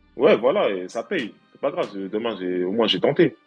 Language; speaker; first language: French; native; French